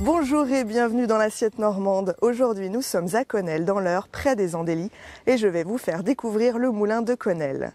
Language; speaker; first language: French; native; French